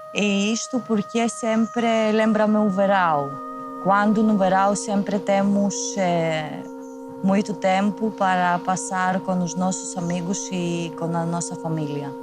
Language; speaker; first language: Portuguese; non-native, fluent; Greek